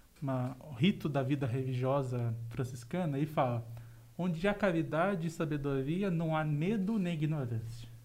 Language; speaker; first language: Portuguese; native; Portuguese